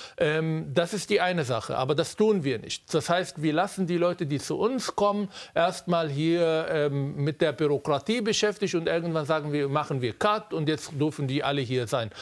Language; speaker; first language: German; non-native, fluent; Arabic